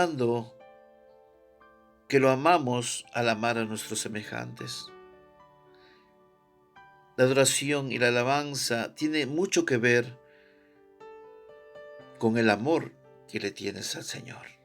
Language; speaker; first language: Spanish; native; Spanish